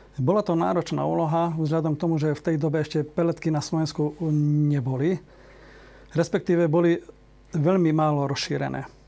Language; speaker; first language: Slovak; native; Slovak